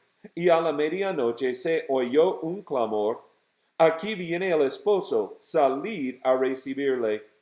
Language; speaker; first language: Spanish; non-native, fluent; English